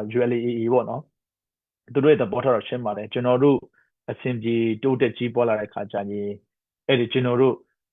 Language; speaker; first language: Burmese; non-native, local second language; Hakha Chin